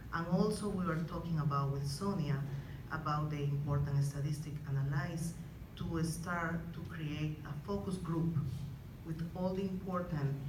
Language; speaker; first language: English; non-native, fluent; Spanish